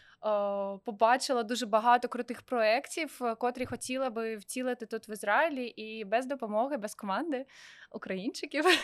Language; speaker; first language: Ukrainian; non-native, local second language; Russian